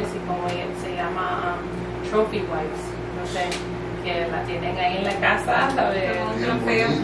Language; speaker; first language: Spanish; early bilingual, heritage; Spanish